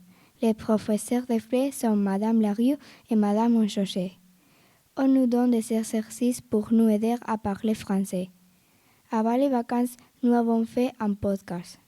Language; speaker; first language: French; non-native, learner; Spanish